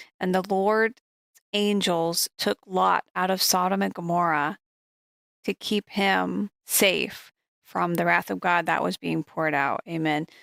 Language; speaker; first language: English; native; English